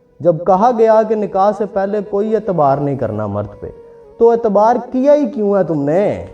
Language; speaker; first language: Urdu; non-native, local second language; Punjabi